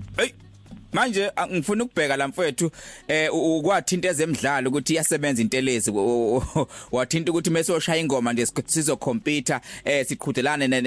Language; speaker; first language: Zulu; native; Zulu